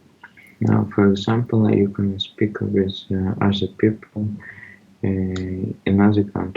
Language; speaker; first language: English; non-native, learner; Russian